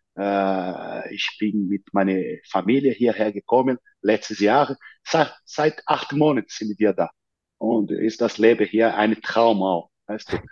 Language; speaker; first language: German; non-native, learner; Portuguese